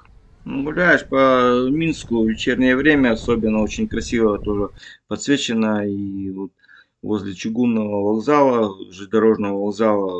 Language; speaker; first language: Russian; native; Russian